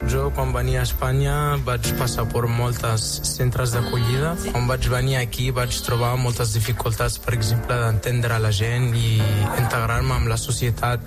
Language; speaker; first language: Catalan; non-native, learner; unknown